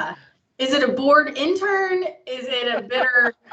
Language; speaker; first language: English; native; English